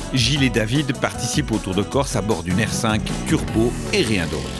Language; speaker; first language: French; native; French